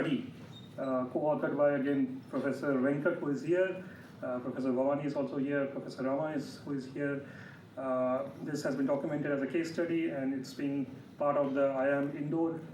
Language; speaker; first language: English; non-native, local second language; Bangla